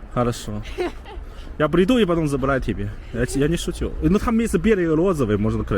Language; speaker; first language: Russian; non-native, learner; Chinese